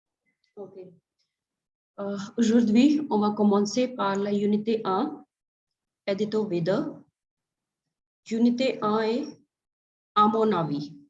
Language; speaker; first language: French; non-native, fluent; Hindi